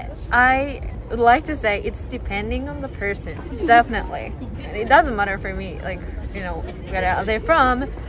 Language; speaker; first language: English; non-native, fluent; Japanese